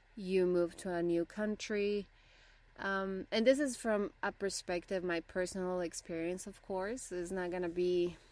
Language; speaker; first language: English; non-native, fluent; Spanish